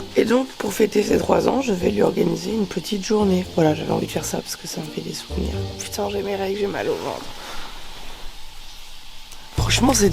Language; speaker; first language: French; native; French